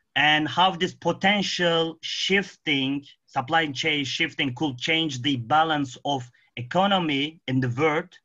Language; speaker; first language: English; non-native, fluent; Arabic